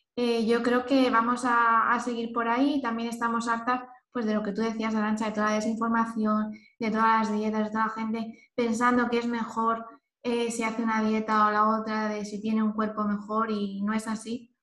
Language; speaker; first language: Spanish; native; Spanish